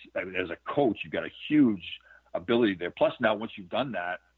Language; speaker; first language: English; native; English